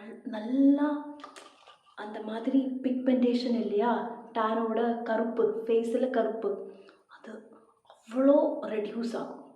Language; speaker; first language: Tamil; non-native, learner; Malayalam